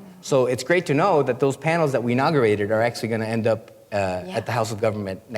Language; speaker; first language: English; non-native, fluent; Spanish